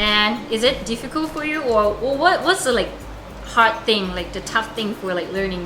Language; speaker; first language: English; non-native, fluent; Japanese